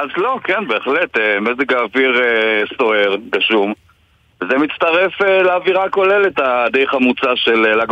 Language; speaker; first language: Hebrew; native; Hebrew